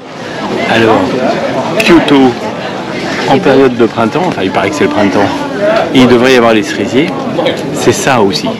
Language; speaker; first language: French; native; French